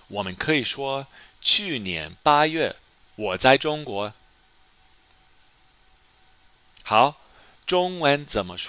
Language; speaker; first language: Chinese; non-native, fluent; English